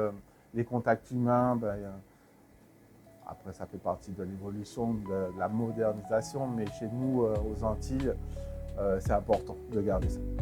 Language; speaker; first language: French; native; French